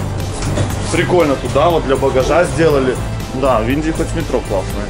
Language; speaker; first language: Russian; native; Russian